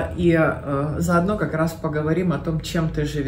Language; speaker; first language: Russian; native; Russian